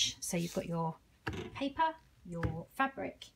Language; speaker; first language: English; native; English